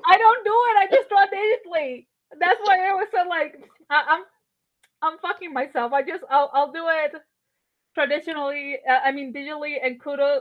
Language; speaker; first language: English; non-native, fluent; Spanish